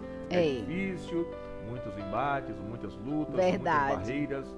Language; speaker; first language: Portuguese; native; Portuguese